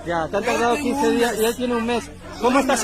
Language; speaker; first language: Spanish; native; Spanish